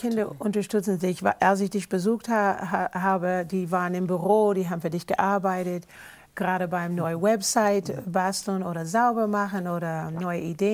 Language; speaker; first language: German; non-native, fluent; English